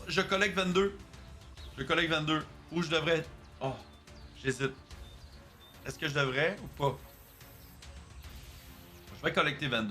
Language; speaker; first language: French; native; French